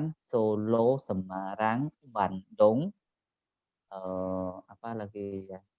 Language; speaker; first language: Indonesian; non-native, learner; Khmer